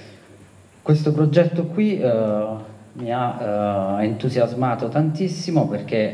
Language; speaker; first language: Italian; native; Italian